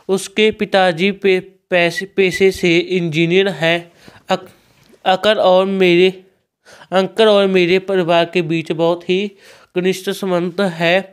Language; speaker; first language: Hindi; non-native, local second language; Punjabi